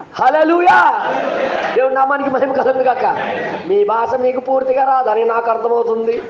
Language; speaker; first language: Telugu; non-native, local second language; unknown